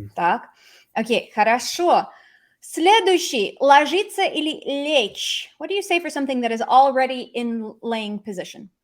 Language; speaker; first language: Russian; non-native, fluent; English